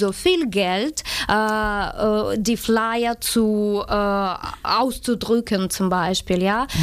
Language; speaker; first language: German; non-native, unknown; Ukrainian